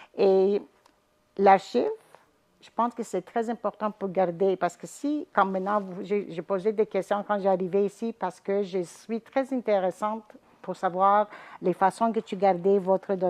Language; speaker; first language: French; non-native, fluent; Greek